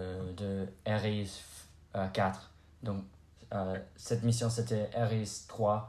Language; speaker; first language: French; non-native, learner; English